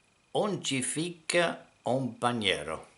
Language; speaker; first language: Portuguese; non-native, learner; English